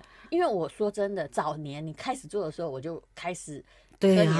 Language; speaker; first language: Chinese; native; Chinese